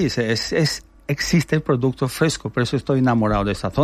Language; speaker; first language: Spanish; non-native, fluent; Albanian